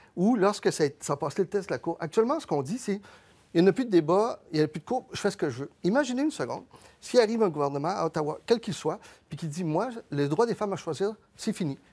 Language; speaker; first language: French; early bilingual, other home language; Spanish